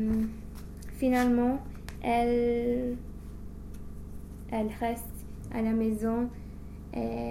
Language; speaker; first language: French; non-native, learner; English